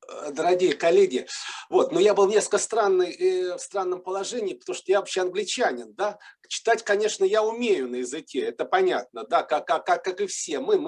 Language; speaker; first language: Russian; native; Russian